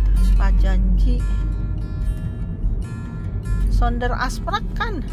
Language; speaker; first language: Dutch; non-native, learner; Indonesian